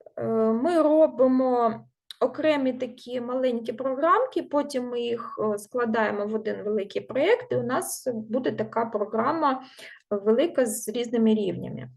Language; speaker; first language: Ukrainian; non-native, local second language; Russian